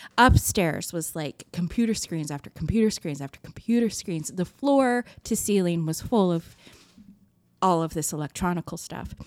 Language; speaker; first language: English; native; English